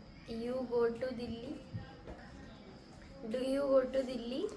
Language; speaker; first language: English; non-native, learner; Marathi